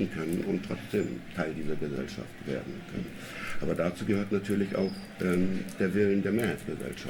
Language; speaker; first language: German; native; German